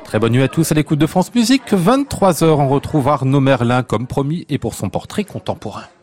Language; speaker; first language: French; native; French